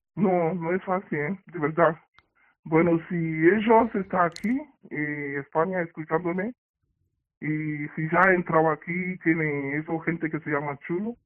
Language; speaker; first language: Spanish; non-native, fluent; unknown